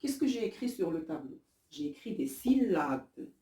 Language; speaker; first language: French; non-native, local second language; Arabic